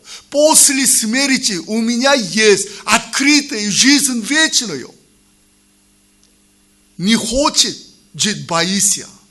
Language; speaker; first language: Russian; non-native, learner; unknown